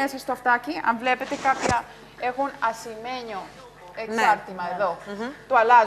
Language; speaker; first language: Greek; non-native, fluent; Spanish